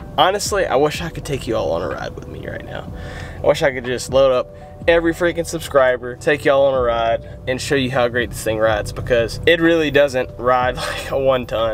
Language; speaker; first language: English; native; English